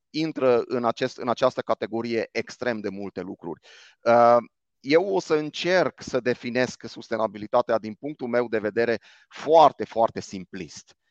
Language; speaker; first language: Romanian; non-native, local second language; Hungarian